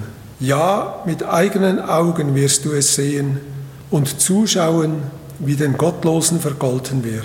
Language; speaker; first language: German; native; German